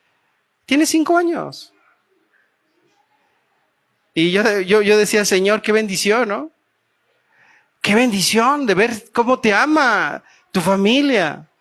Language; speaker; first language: Spanish; native; Spanish